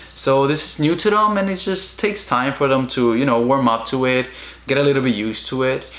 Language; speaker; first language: English; early bilingual, other home language; Spanish